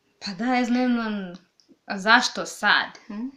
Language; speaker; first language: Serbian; non-native, learner; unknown